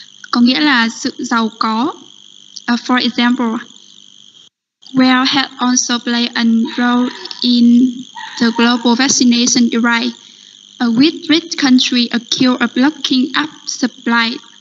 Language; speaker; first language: English; non-native, learner; Vietnamese